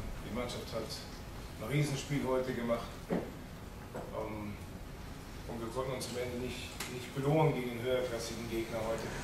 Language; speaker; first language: German; native; German